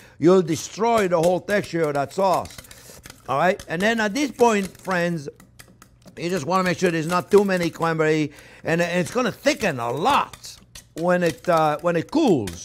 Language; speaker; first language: English; non-native, fluent; French